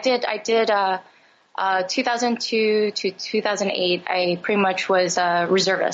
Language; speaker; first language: English; native; English